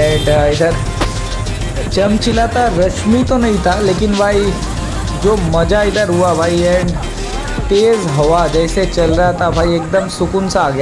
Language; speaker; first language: Hindi; non-native, local second language; Bangla